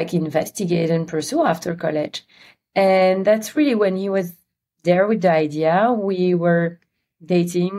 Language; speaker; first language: English; non-native, fluent; Dutch